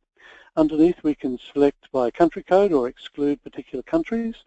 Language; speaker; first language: English; native; English